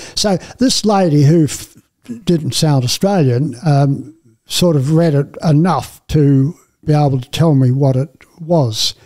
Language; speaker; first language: English; native; English